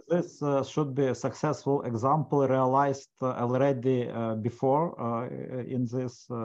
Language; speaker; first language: English; non-native, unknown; Ukrainian